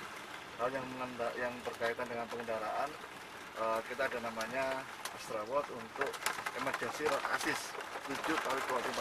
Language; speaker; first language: Indonesian; native; Indonesian